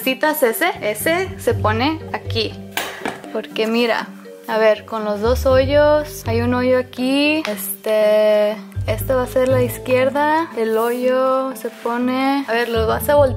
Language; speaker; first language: Spanish; early bilingual, heritage; English